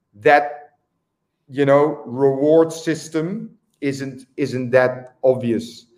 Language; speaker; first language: English; non-native, fluent; Dutch